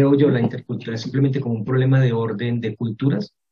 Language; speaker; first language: Spanish; native; Spanish